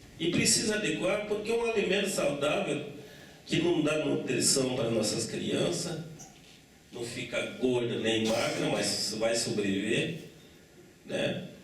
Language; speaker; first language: Portuguese; non-native, local second language; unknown